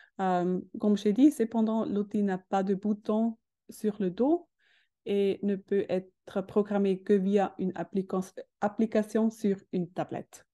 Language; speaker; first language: French; non-native, learner; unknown